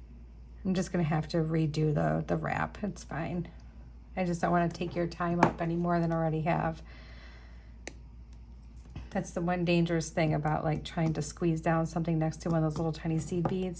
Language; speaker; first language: English; native; English